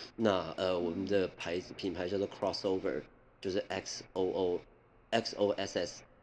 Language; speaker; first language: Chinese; early bilingual, other home language; Min Nan Chinese